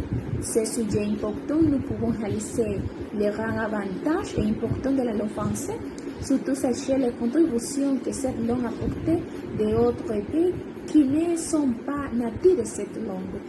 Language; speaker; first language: French; non-native, learner; Spanish